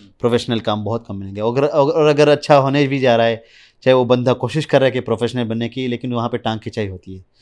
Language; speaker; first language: Urdu; early bilingual, heritage; Urdu